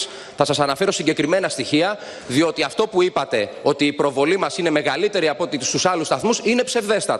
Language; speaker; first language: Greek; native; Greek